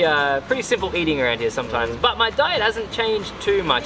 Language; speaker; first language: English; native; English